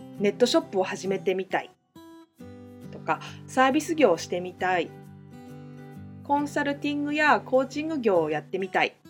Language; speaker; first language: Japanese; native; Japanese